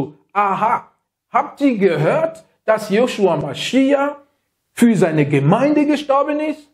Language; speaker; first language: German; non-native, fluent; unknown